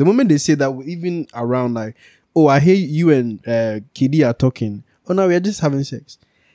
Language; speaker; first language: English; non-native, local second language; Akan